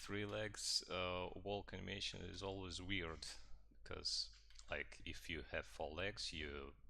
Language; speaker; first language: English; non-native, fluent; Russian